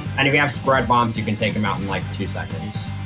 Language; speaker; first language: English; native; English